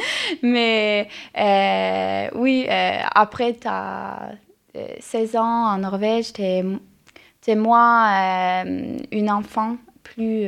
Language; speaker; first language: French; non-native, learner; Norwegian